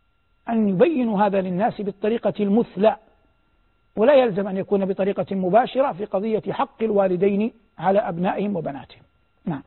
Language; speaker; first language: Arabic; native; Arabic